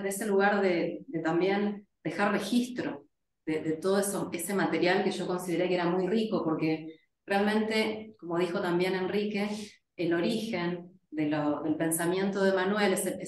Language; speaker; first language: Spanish; native; Spanish